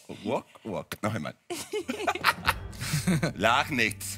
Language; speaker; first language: German; non-native, fluent; Spanish